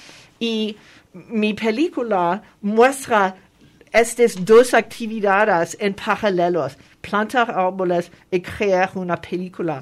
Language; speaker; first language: Spanish; non-native, fluent; French